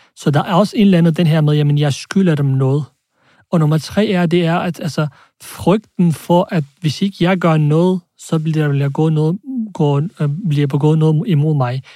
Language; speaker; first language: Danish; early bilingual, other home language; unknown